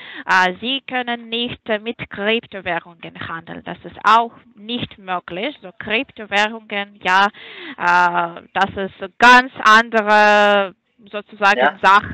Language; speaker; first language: German; non-native, fluent; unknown